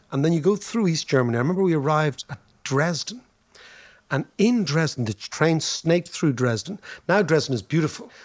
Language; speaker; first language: English; native; English